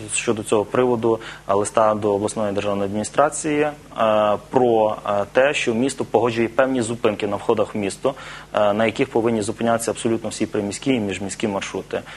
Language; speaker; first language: Ukrainian; native; Ukrainian